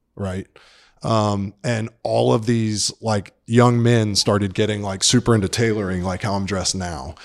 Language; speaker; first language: English; native; English